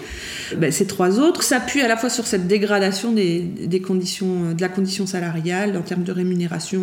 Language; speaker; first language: French; native; French